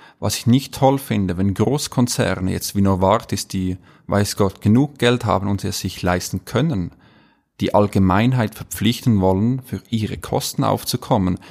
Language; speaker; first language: German; native; German